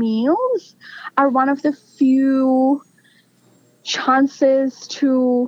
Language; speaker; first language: English; non-native, local second language; Bangla